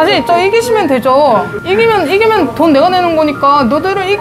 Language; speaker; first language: Korean; native; Korean